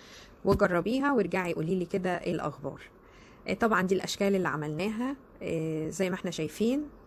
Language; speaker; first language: Arabic; native; Arabic